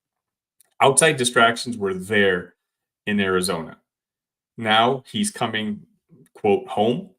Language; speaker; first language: English; native; English